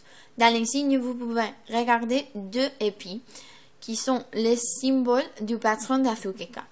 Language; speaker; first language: French; non-native, learner; Spanish